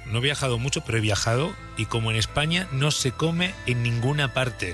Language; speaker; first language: Spanish; native; Spanish